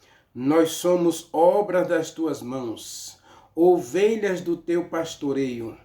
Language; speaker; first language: Portuguese; native; Portuguese